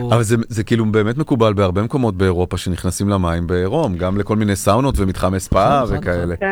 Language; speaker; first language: Hebrew; native; Hebrew